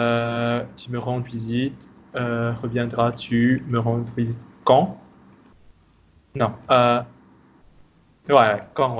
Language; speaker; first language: French; non-native, fluent; Vietnamese